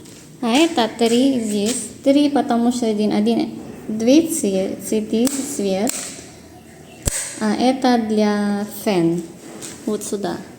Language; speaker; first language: Russian; non-native, learner; Filipino